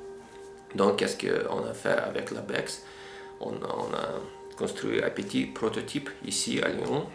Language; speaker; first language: French; non-native, fluent; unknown